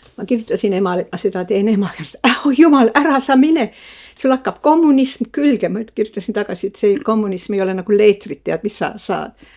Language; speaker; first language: Estonian; early bilingual, heritage; Estonian